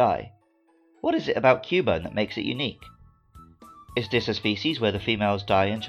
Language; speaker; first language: English; native; English